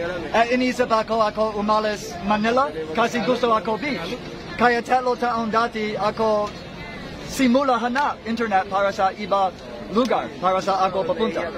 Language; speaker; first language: Filipino; non-native, learner; English